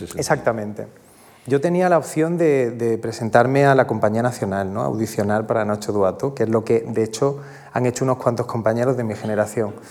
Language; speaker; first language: Spanish; native; Spanish